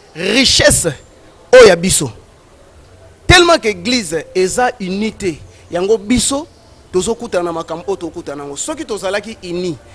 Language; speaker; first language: Lingala; non-native, local second language; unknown